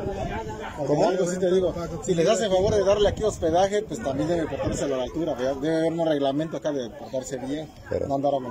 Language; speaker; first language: Spanish; native; Spanish